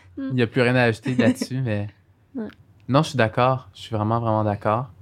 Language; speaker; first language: French; early bilingual, other home language; Arabic